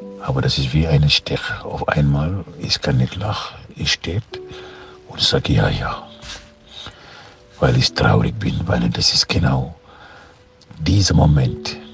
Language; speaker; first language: German; non-native, learner; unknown